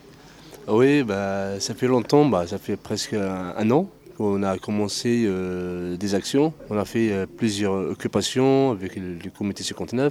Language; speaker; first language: French; non-native, fluent; Arabic